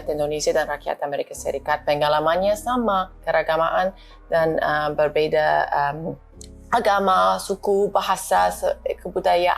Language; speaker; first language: Indonesian; non-native, fluent; English